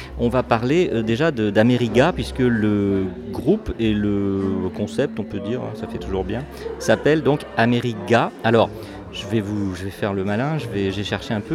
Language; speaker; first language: French; native; French